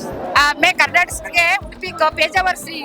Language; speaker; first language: Hindi; non-native, local second language; Kannada